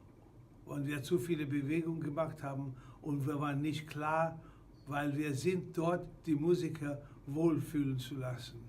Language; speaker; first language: German; non-native, fluent; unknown